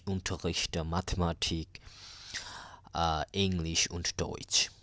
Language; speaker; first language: German; non-native, learner; Bangla